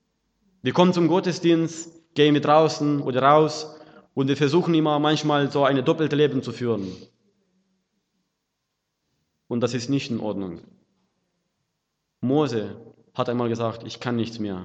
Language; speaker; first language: German; non-native, fluent; Russian